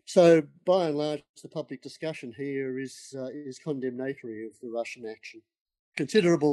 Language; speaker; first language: English; native; English